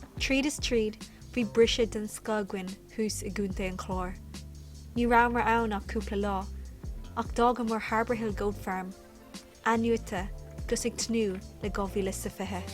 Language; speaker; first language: Irish; non-native, local second language; English